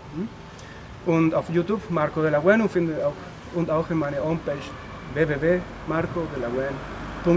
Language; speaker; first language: German; non-native, learner; Spanish